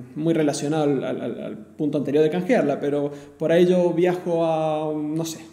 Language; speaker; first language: Spanish; native; Spanish